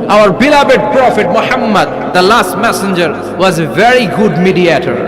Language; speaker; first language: English; non-native, local second language; Bangla